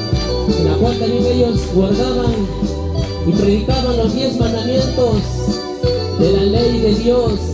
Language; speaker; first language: Spanish; native; Spanish